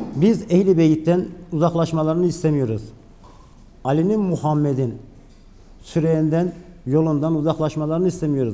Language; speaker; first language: Turkish; native; Turkish